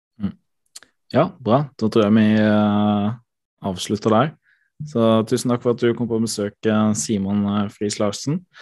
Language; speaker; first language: Norwegian; native; Norwegian